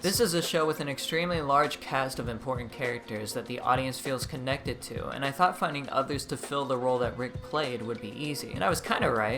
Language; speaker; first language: English; native; English